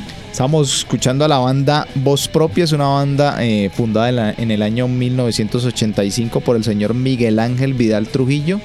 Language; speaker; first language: Spanish; native; Spanish